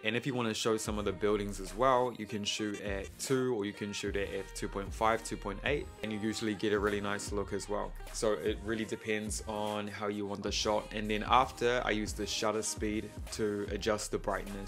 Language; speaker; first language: English; native; English